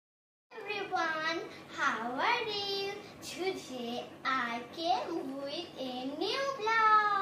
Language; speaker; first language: English; non-native, learner; Bangla